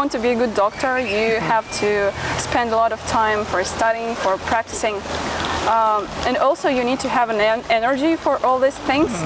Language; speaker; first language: English; non-native, fluent; Russian